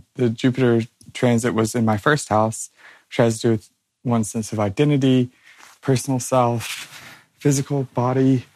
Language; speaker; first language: English; native; English